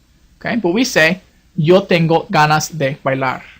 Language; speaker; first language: Spanish; non-native, fluent; English